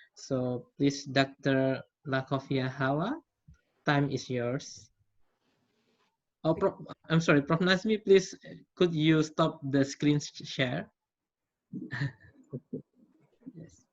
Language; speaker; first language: English; non-native, fluent; Indonesian